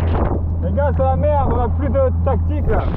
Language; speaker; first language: French; native; French